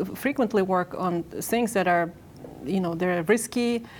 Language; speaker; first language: English; non-native, fluent; Ukrainian